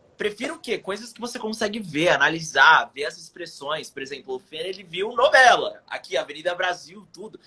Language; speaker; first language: Portuguese; native; Portuguese